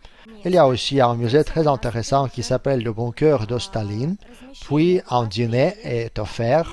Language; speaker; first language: French; non-native, fluent; Russian